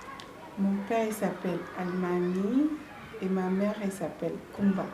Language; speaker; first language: French; early bilingual, other home language; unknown